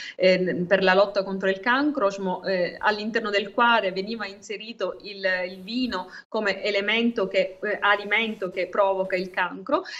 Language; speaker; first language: Italian; native; Italian